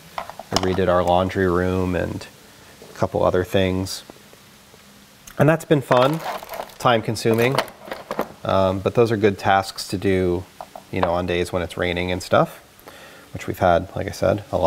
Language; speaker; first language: English; native; English